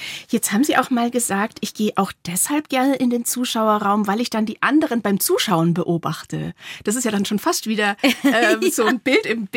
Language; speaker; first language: German; native; German